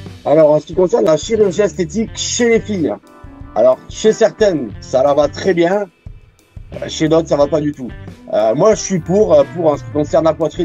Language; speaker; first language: French; native; French